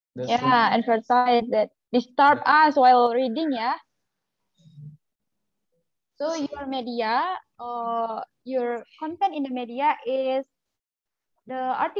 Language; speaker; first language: English; non-native, learner; Malay